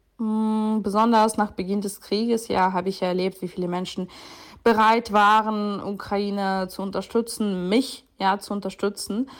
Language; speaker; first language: German; non-native, fluent; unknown